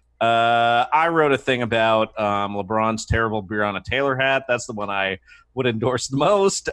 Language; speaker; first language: English; native; English